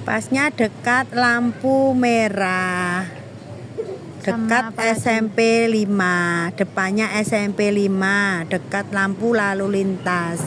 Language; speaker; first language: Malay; non-native, local second language; Javanese